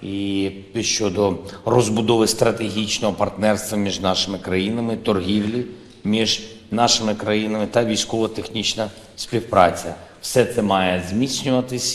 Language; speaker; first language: Ukrainian; non-native, local second language; Russian